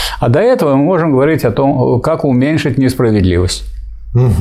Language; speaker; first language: Russian; native; Russian